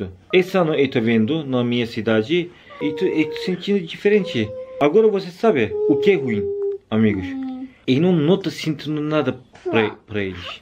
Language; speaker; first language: Portuguese; non-native, learner; Turkish